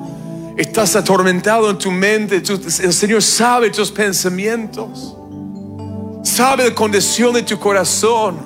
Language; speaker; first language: Spanish; non-native, fluent; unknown